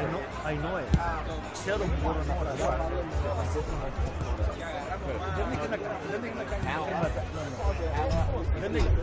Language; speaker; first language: Greek; early bilingual, heritage; Greek